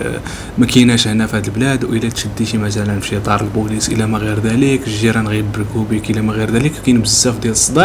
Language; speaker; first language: Arabic; native; Arabic